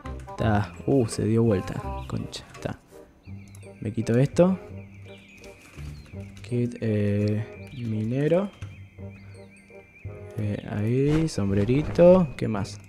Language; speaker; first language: Spanish; native; Spanish